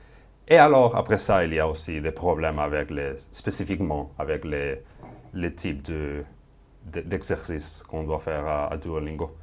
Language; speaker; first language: French; non-native, fluent; Spanish